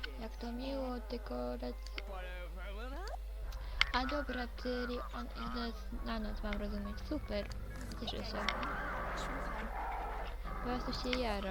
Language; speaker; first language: Polish; native; Polish